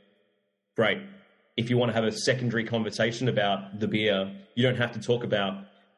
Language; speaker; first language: English; native; English